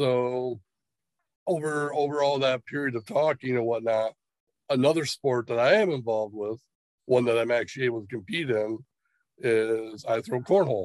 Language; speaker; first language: English; native; English